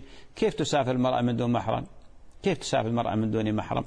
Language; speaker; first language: Arabic; native; Arabic